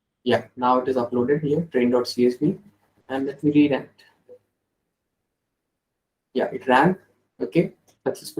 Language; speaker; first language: English; non-native, local second language; Hindi